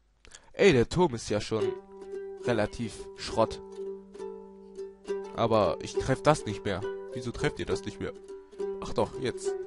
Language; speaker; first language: German; native; German